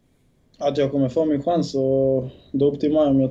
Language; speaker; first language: Swedish; early bilingual, other home language; Bosnian